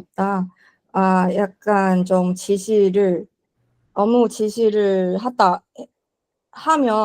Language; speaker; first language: Korean; non-native, learner; Chinese